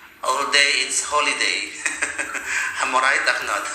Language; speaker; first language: English; non-native, learner; Indonesian